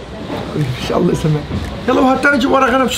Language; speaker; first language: Arabic; non-native, learner; Turkish